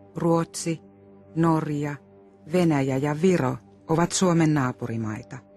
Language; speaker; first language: Finnish; native; Finnish